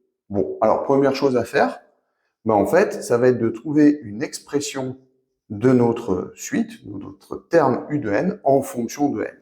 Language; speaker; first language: French; native; French